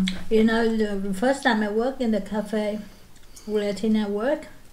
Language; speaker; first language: English; non-native, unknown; Vietnamese